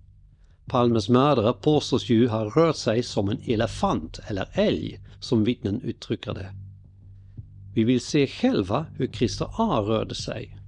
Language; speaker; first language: Swedish; native; Swedish